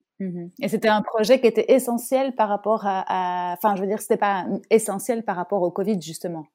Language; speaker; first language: French; native; French